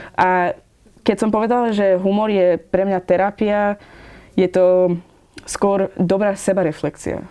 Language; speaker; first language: Slovak; non-native, fluent; Persian